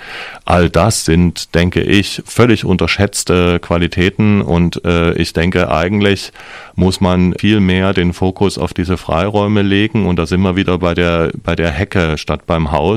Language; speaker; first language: German; native; German